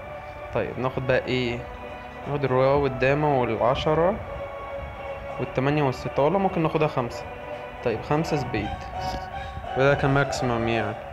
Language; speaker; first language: Arabic; native; Arabic